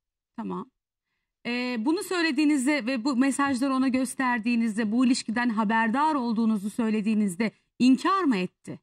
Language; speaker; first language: Turkish; native; Turkish